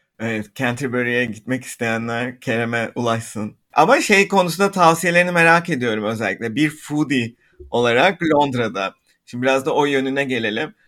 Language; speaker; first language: Turkish; native; Turkish